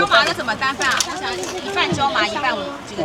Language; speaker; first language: Chinese; native; Chinese